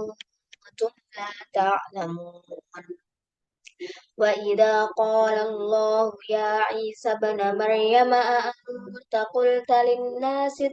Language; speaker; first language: Arabic; non-native, learner; Indonesian